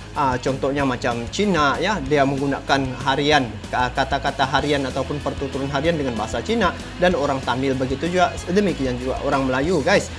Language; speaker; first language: Malay; native; Malay